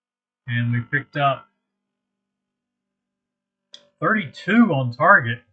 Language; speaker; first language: English; native; English